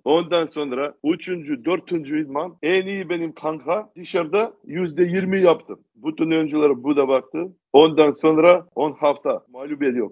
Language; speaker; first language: Turkish; non-native, learner; Macedonian